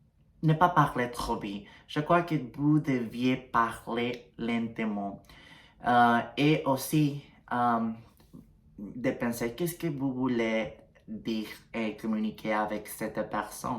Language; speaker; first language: French; non-native, learner; Spanish